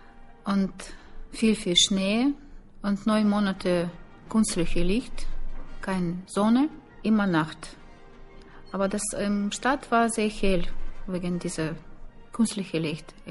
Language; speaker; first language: German; non-native, learner; Russian